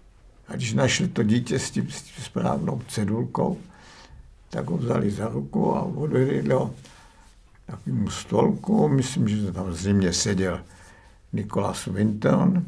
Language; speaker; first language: Czech; native; Czech